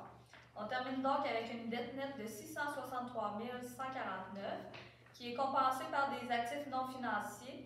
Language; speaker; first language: French; native; French